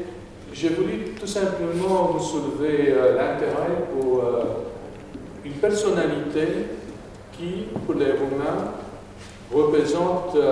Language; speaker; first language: French; non-native, fluent; Romanian